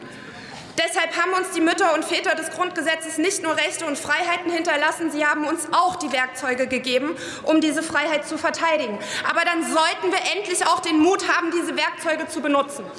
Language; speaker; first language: German; early bilingual, other home language; Arabic